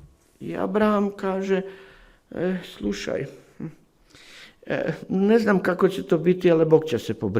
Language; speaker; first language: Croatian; non-native, fluent; Slovak